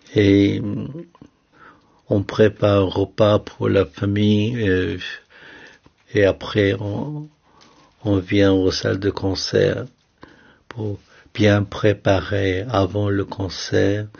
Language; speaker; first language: French; non-native, fluent; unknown